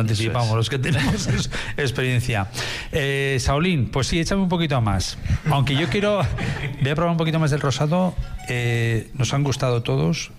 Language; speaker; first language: Spanish; native; Spanish